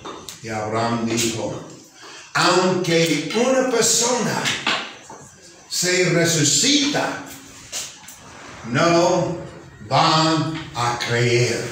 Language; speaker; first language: Spanish; non-native, fluent; English